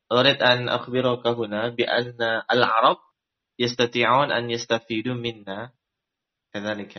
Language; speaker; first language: Arabic; non-native, fluent; Indonesian